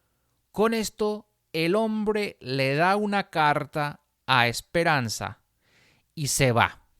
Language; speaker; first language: Spanish; non-native, fluent; English